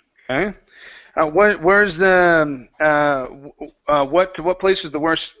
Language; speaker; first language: English; native; English